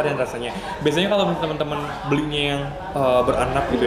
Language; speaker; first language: Indonesian; native; Indonesian